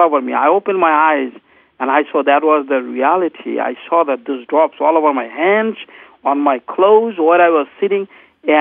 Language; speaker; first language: English; non-native, local second language; Bangla